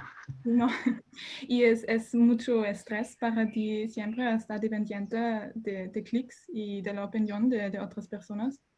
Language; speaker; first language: Spanish; non-native, learner; German